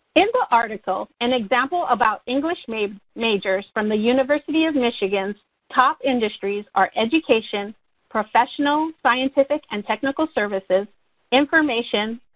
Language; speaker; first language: English; native; English